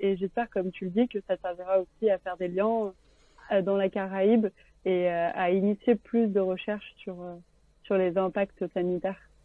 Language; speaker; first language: French; native; French